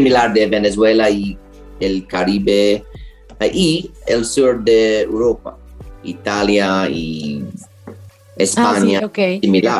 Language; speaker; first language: Spanish; non-native, learner; English